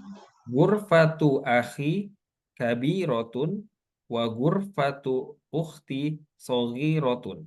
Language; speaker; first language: Arabic; non-native, learner; Indonesian